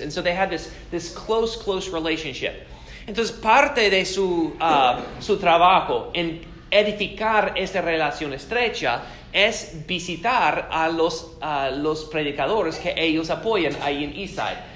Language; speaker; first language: Spanish; non-native, fluent; English